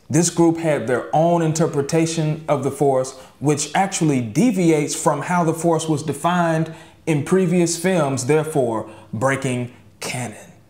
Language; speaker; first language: English; native; English